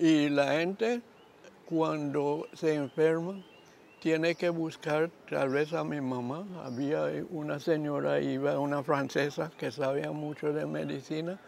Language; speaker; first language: Spanish; non-native, local second language; English